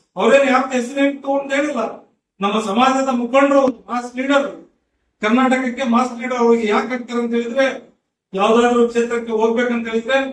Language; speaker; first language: Kannada; non-native, local second language; Urdu